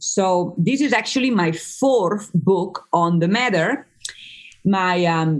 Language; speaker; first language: English; non-native, fluent; Italian